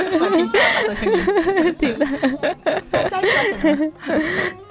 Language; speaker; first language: Chinese; non-native, learner; Thai